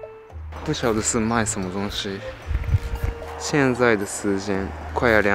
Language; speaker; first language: Chinese; early bilingual, heritage; Japanese